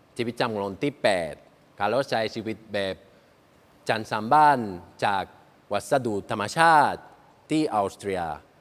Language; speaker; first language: Thai; non-native, learner; Spanish